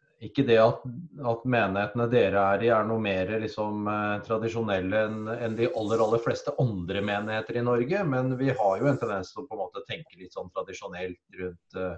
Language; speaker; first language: Norwegian; native; Norwegian